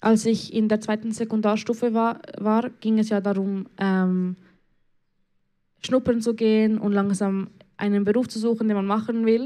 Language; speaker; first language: German; early bilingual, other home language; Spanish